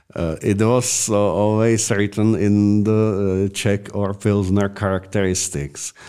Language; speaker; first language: English; non-native, fluent; Czech